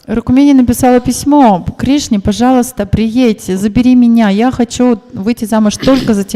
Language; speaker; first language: Russian; native; Russian